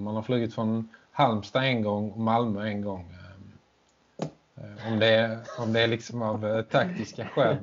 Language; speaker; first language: Swedish; native; Swedish